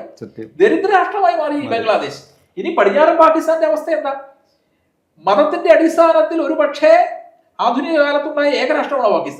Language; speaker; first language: Malayalam; native; Malayalam